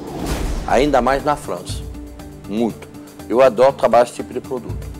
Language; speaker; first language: Portuguese; non-native, fluent; French